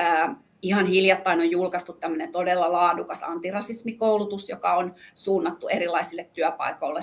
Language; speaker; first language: Finnish; native; Finnish